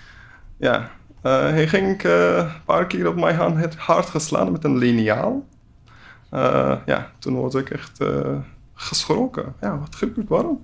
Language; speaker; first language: Dutch; non-native, learner; Persian